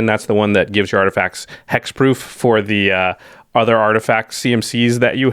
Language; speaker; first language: English; native; English